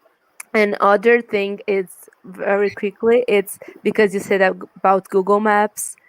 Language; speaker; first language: English; non-native, learner; Portuguese